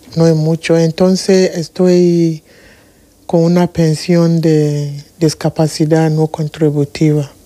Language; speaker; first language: Spanish; non-native, learner; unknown